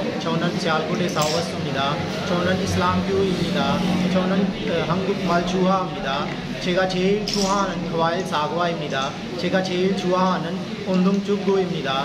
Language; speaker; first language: Korean; non-native, learner; Punjabi